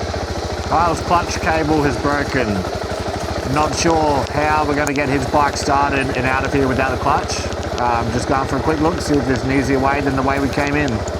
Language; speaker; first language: English; native; English